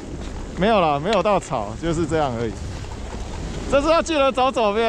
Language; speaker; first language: Chinese; native; Chinese